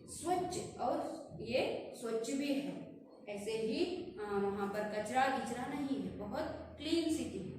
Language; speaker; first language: Hindi; non-native, local second language; Kannada